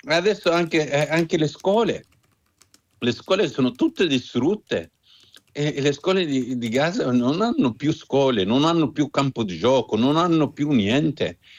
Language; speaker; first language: Italian; non-native, fluent; Arabic